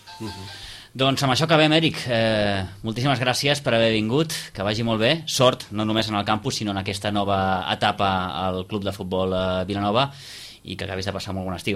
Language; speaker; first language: Catalan; native; Catalan